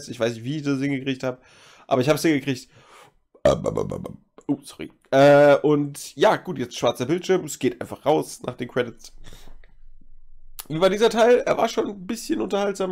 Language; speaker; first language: German; native; German